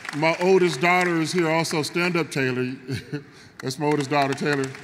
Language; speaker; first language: English; native; English